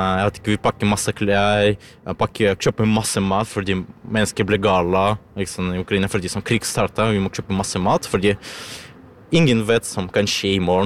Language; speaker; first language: Norwegian; non-native, learner; Ukrainian